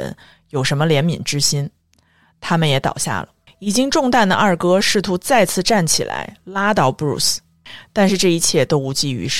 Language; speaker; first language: Chinese; native; Chinese